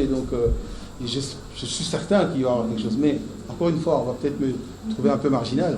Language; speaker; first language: French; native; French